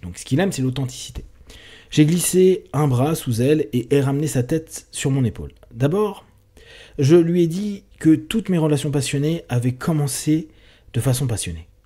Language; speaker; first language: French; native; French